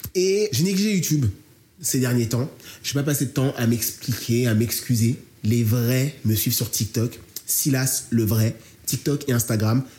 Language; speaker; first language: French; native; French